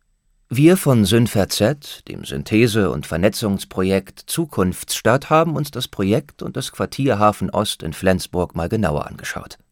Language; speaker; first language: German; native; German